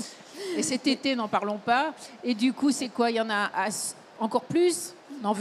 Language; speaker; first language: French; native; French